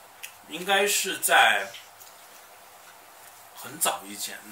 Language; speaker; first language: Chinese; native; Chinese